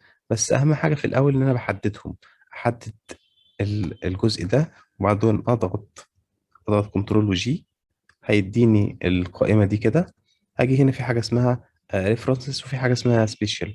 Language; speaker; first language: Arabic; native; Arabic